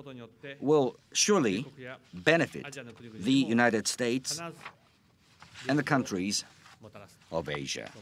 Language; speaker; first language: English; non-native, fluent; Japanese